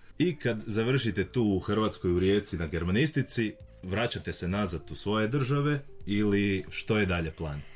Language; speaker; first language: Croatian; native; Croatian